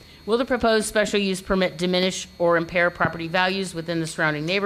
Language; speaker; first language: English; native; English